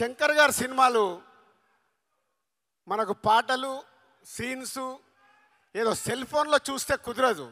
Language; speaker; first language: Telugu; native; Telugu